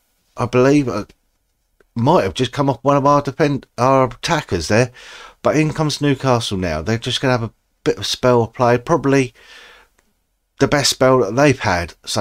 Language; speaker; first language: English; native; English